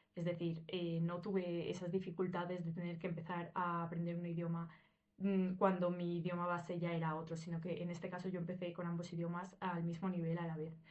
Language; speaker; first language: Spanish; early bilingual, other home language; Russian